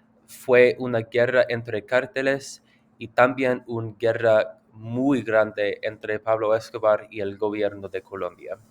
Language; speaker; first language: Spanish; non-native, learner; English